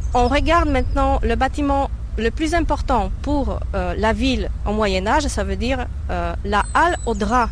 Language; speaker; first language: French; non-native, fluent; Polish